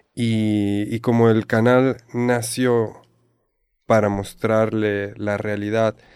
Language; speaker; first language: Spanish; non-native, fluent; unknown